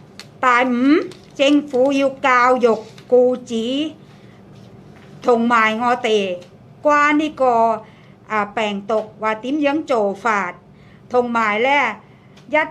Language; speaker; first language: Cantonese; non-native, fluent; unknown